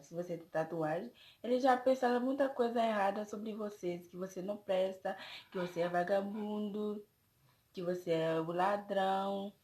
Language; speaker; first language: Portuguese; non-native, fluent; Haitian Creole